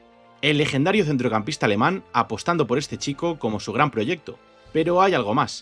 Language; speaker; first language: Spanish; native; Spanish